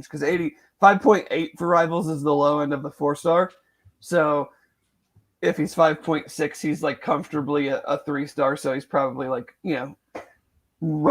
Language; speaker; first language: English; native; English